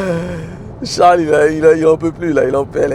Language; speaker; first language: French; native; French